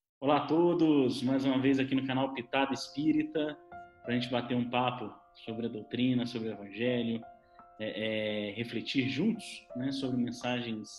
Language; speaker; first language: Portuguese; native; Portuguese